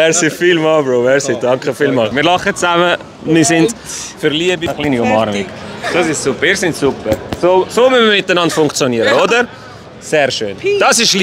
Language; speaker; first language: German; native; German